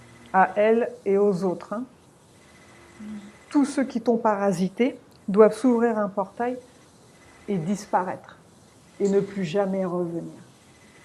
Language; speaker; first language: French; native; French